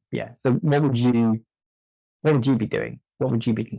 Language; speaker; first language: English; native; English